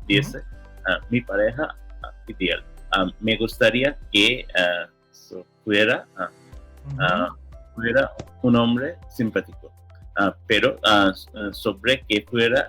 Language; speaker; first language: Spanish; non-native, learner; English